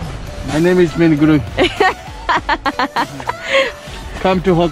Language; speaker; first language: English; non-native, learner; Japanese